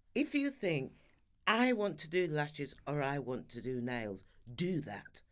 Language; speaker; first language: English; native; English